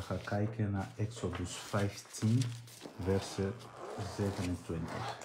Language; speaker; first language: Dutch; non-native, fluent; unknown